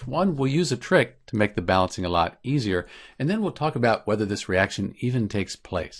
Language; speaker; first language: English; native; English